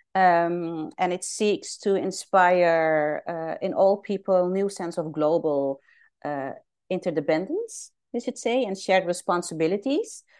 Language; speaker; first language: English; non-native, fluent; Dutch